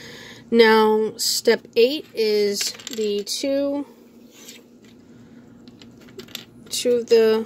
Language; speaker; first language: English; native; English